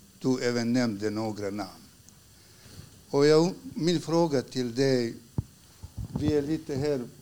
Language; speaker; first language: Swedish; non-native, fluent; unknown